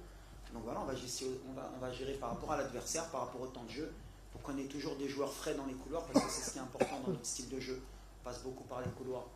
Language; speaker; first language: French; native; French